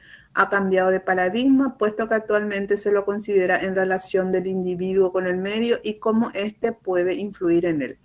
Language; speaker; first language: Spanish; native; Spanish